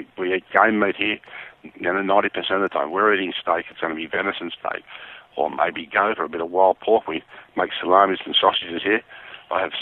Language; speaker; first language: English; native; English